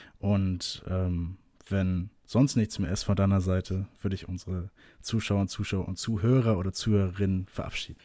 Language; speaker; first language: German; native; German